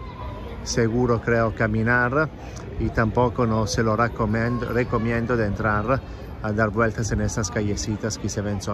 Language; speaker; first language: Spanish; non-native, fluent; Italian